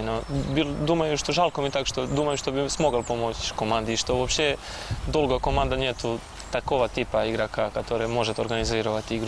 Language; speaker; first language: Russian; non-native, learner; Serbian